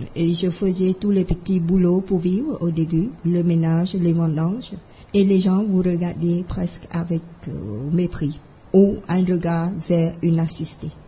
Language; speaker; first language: French; non-native, fluent; Khmer